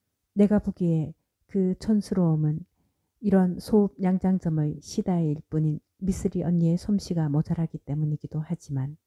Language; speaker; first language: Korean; native; Korean